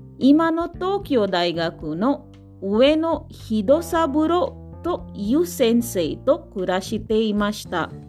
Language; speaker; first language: Japanese; non-native, learner; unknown